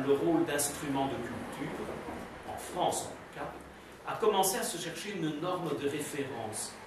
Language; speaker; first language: French; native; French